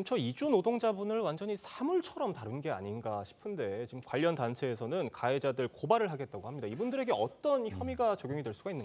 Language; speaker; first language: Korean; native; Korean